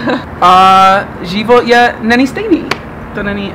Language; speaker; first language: Czech; early bilingual, heritage; English